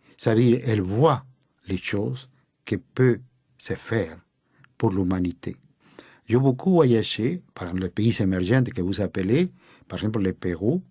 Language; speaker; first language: French; non-native, fluent; Spanish